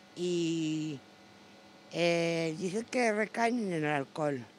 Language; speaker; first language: Spanish; native; Spanish